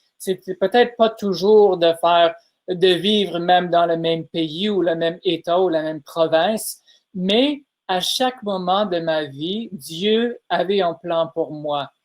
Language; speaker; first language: French; non-native, fluent; English